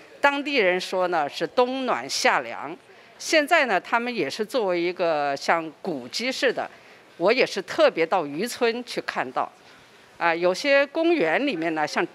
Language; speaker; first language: Chinese; native; Chinese